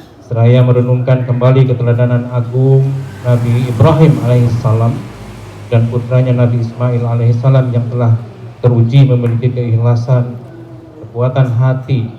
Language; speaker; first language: Indonesian; native; Indonesian